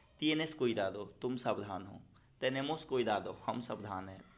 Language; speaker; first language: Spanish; non-native, learner; Hindi